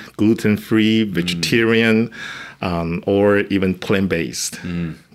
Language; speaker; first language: English; non-native, fluent; Chinese